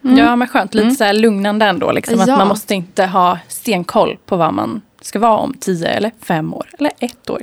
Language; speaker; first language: Swedish; native; Swedish